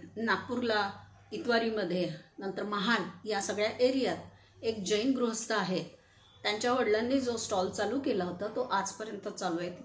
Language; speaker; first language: Marathi; native; Marathi